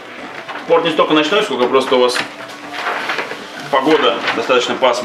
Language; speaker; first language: Russian; native; Russian